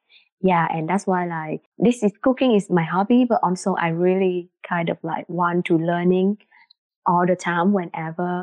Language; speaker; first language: English; non-native, learner; Vietnamese